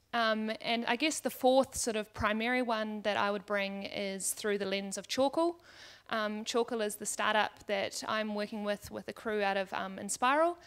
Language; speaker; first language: English; native; English